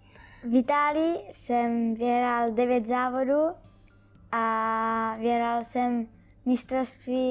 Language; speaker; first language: Czech; early bilingual, heritage; Czech